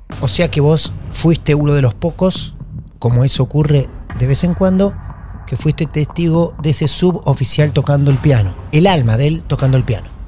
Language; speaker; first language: Spanish; native; Spanish